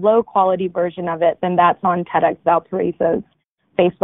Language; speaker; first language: English; early bilingual, other home language; Bangla